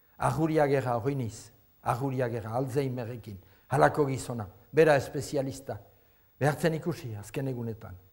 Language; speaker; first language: Basque; native; Basque